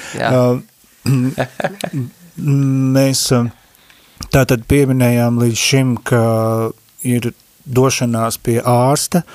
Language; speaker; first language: Latvian; native; Latvian